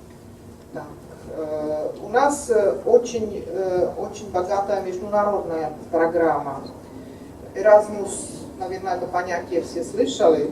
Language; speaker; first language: Russian; non-native, fluent; Czech